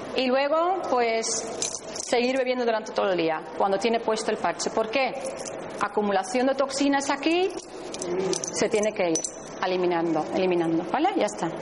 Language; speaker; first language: Spanish; non-native, fluent; Dutch